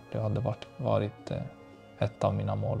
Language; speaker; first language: Swedish; early bilingual, other home language; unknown